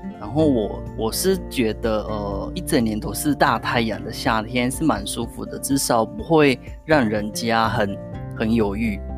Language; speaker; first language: Chinese; non-native, fluent; Japanese